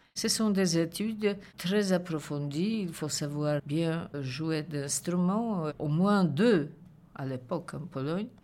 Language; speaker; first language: French; non-native, fluent; Polish